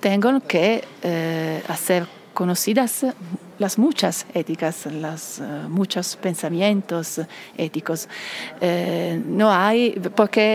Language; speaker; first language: Spanish; non-native, fluent; Italian